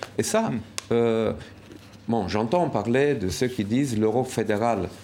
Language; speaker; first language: French; non-native, fluent; Romanian